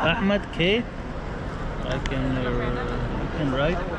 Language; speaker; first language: English; non-native, fluent; Pashto